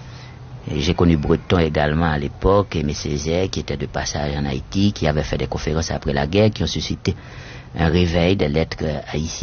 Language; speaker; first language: French; non-native, local second language; Haitian Creole